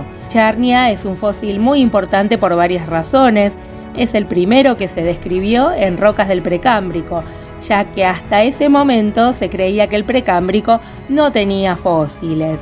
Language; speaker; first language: Spanish; native; Spanish